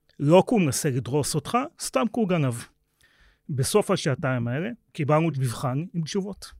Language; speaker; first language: Hebrew; native; Hebrew